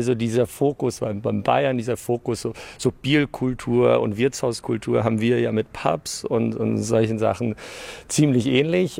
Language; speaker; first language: German; early bilingual, other home language; English